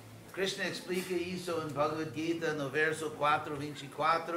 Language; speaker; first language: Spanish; non-native, fluent; English